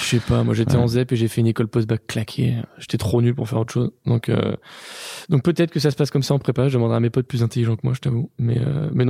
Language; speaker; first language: French; native; French